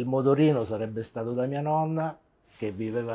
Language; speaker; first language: Italian; native; Italian